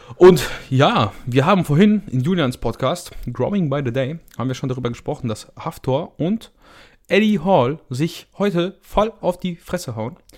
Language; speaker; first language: German; early bilingual, other home language; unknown